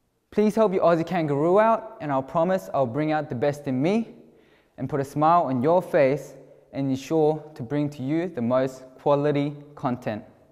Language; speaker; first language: English; early bilingual, other home language; Korean